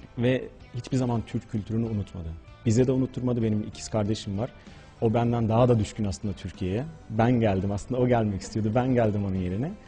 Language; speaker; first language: Turkish; early bilingual, heritage; Turkish